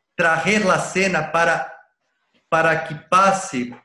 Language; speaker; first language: Spanish; non-native, learner; Portuguese